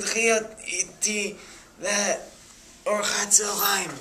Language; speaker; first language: Hebrew; non-native, learner; English